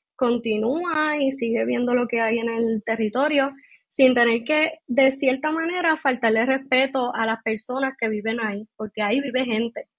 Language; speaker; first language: Spanish; native; Spanish